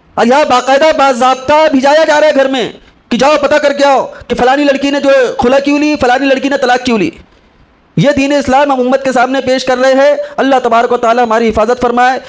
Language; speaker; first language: Urdu; native; Urdu